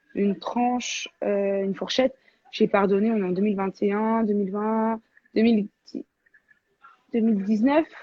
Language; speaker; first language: French; native; French